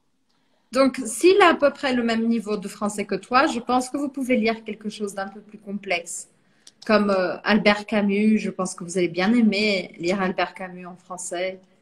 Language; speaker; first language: French; non-native, fluent; Portuguese